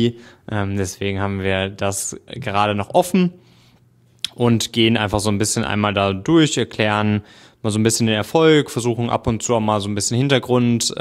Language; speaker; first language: German; native; German